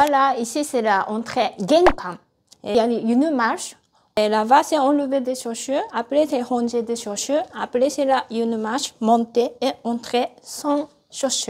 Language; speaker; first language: French; non-native, learner; Japanese